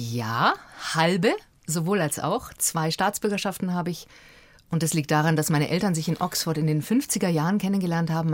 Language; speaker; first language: German; native; German